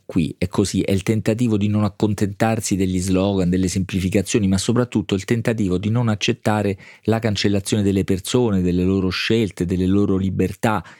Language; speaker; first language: Italian; native; Italian